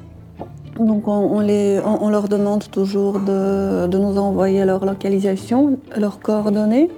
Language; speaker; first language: French; non-native, fluent; Polish